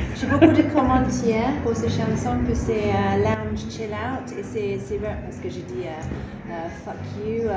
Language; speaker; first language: French; non-native, fluent; English